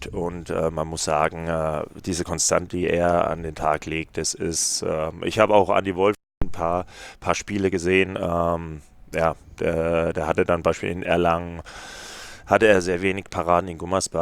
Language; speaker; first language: German; native; German